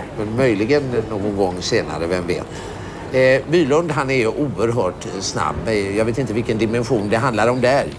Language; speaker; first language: Swedish; native; Swedish